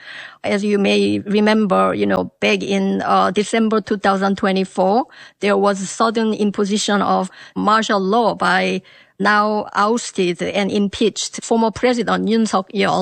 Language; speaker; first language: English; non-native, fluent; Korean